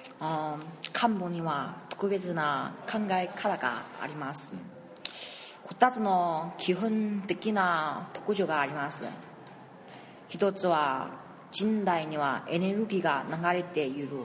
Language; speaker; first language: Japanese; non-native, learner; Chinese